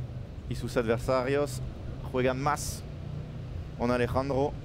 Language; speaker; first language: Spanish; non-native, learner; French